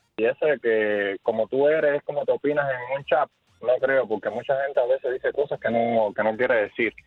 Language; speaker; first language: Spanish; native; Spanish